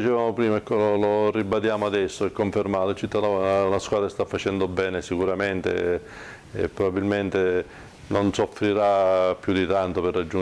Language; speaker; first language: Italian; native; Italian